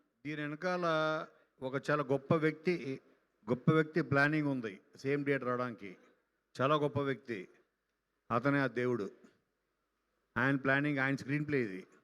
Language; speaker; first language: Telugu; native; Telugu